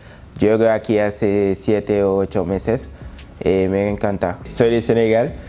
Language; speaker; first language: Spanish; non-native, learner; Wolof